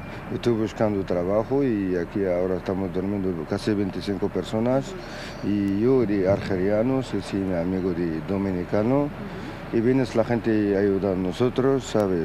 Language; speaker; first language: Spanish; non-native, learner; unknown